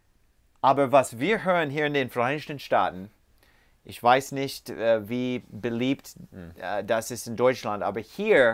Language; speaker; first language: German; non-native, fluent; English